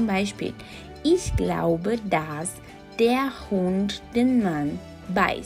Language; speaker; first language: German; non-native, fluent; Portuguese